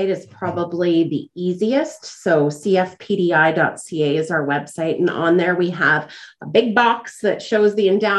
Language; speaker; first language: English; native; English